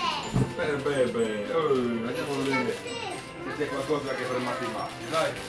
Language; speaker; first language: Italian; native; Italian